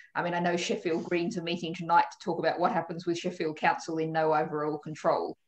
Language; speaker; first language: English; native; English